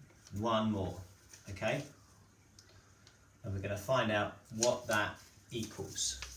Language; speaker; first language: English; native; English